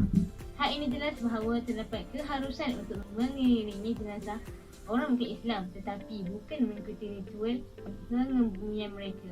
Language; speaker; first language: Malay; native; Malay